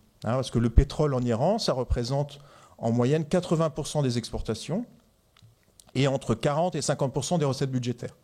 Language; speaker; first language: French; native; French